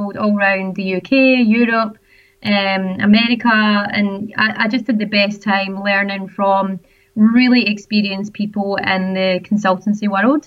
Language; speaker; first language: English; native; English